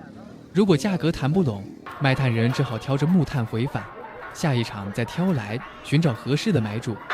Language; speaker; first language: Chinese; native; Chinese